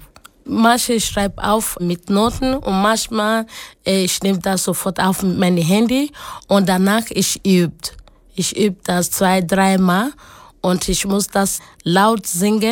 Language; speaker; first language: German; non-native, learner; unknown